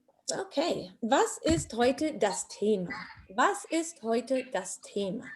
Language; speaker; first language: German; non-native, fluent; English